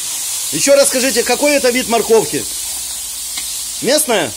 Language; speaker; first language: Russian; native; Russian